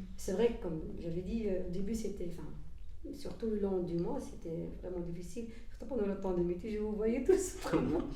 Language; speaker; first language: French; early bilingual, other home language; Arabic